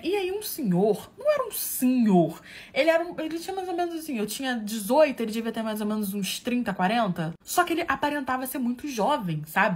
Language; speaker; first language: Portuguese; native; Portuguese